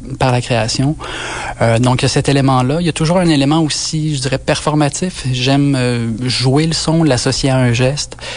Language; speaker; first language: French; native; French